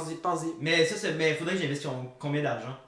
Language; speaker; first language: French; native; French